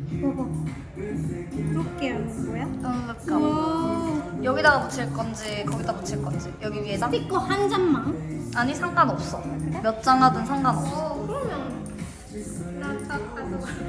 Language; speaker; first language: Korean; non-native, learner; Japanese